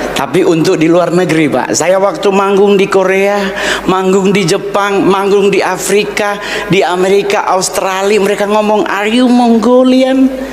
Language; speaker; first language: Indonesian; native; Indonesian